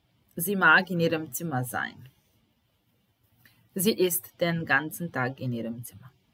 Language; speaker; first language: German; non-native, fluent; Italian